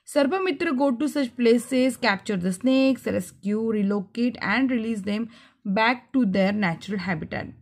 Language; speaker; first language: English; non-native, local second language; Marathi